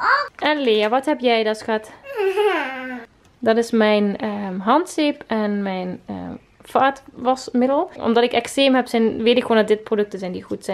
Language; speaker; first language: Dutch; native; Dutch